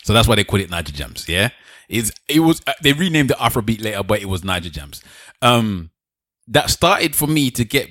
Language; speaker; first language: English; native; English